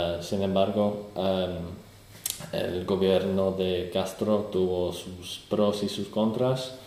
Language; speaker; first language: Spanish; non-native, learner; English